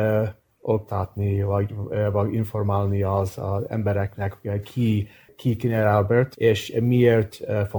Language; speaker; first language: Hungarian; early bilingual, heritage; English